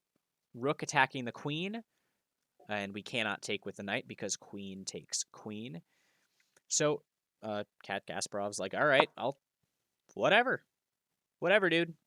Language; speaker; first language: English; native; English